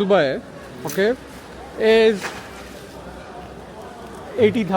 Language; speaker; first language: English; non-native, learner; Urdu